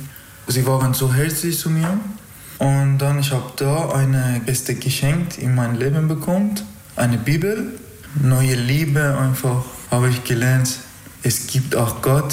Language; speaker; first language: German; non-native, learner; Persian